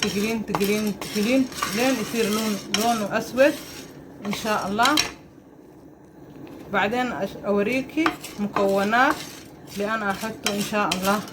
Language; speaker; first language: Arabic; non-native, learner; Somali